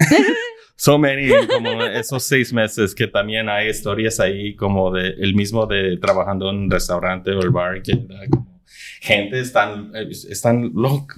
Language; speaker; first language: Spanish; early bilingual, heritage; Spanish